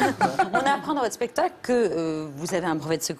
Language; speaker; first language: French; native; French